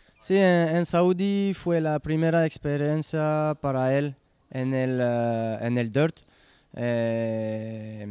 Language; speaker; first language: Spanish; non-native, learner; French